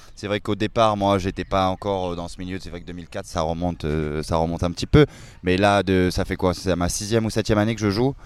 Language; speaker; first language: French; native; French